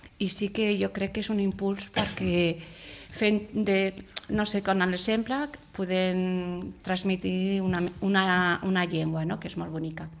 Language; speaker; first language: Catalan; non-native, local second language; Spanish